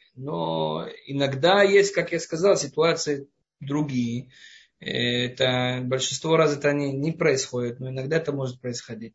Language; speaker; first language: Russian; non-native, fluent; Hebrew